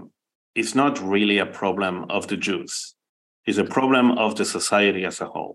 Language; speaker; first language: English; non-native, fluent; Spanish